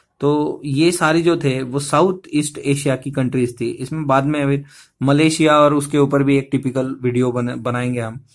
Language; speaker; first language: Hindi; non-native, local second language; Marathi